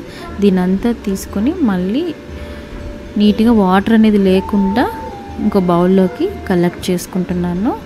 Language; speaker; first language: Telugu; native; Telugu